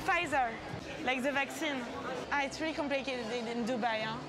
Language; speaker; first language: English; non-native, fluent; French